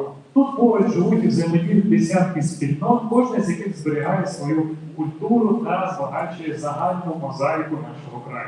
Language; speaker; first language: Ukrainian; native; Ukrainian